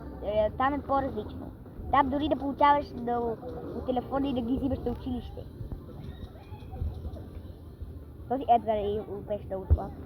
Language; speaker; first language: Bulgarian; early bilingual, heritage; Bulgarian